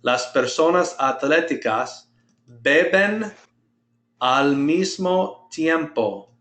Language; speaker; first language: Spanish; non-native, fluent; English